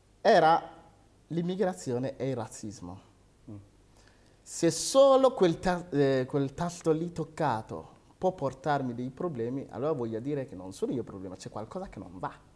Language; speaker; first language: Italian; early bilingual, other home language; Akan